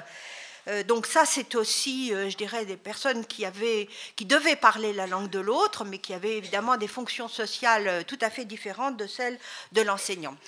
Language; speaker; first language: French; native; French